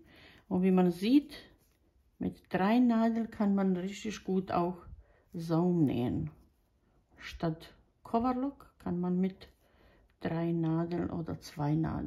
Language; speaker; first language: German; non-native, fluent; Croatian